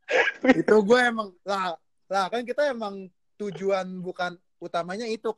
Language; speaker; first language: Indonesian; native; Indonesian